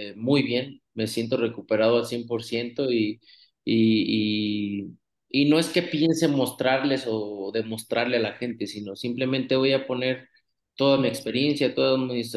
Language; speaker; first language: Spanish; native; Spanish